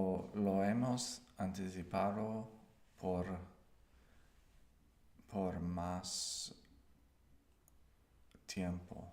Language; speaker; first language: Spanish; non-native, learner; English